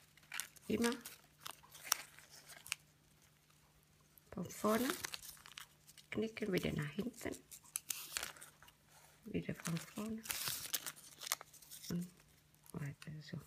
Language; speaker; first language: German; non-native, learner; Indonesian